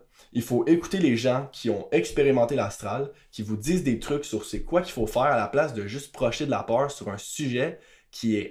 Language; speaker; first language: French; native; French